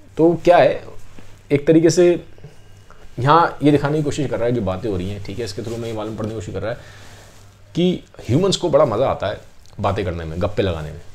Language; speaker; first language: Hindi; native; Hindi